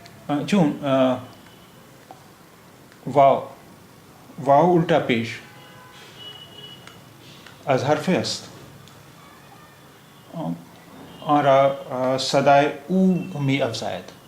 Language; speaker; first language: Persian; non-native, learner; Urdu